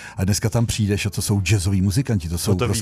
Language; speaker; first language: Czech; native; Czech